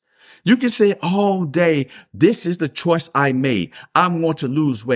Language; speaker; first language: English; native; English